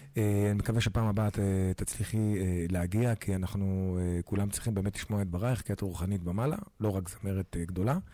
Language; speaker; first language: Hebrew; native; Hebrew